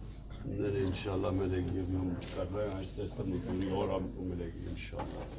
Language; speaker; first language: Urdu; native; Urdu